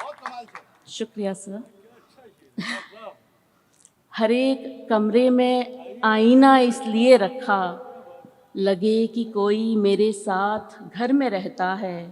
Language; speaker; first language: Hindi; native; Hindi